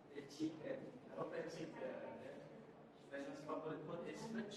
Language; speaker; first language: English; non-native, learner; Indonesian